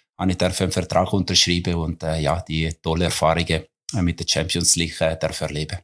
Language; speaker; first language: German; non-native, local second language; Italian